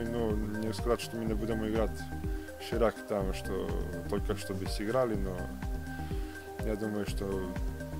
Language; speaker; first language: Russian; non-native, learner; Serbian